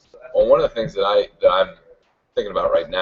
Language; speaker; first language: English; native; English